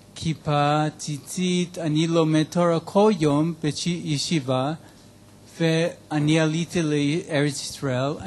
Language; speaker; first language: Hebrew; non-native, learner; English